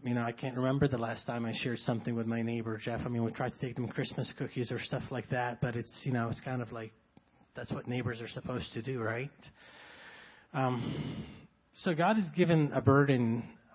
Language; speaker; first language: English; non-native, fluent; Arabic